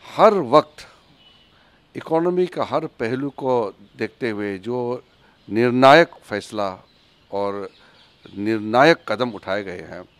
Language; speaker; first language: Hindi; native; Hindi